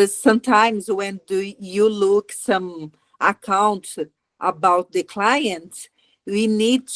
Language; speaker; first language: English; non-native, learner; Portuguese